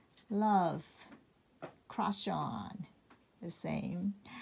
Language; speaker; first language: English; non-native, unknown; Japanese